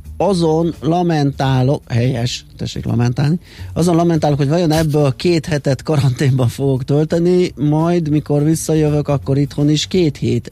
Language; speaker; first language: Hungarian; native; Hungarian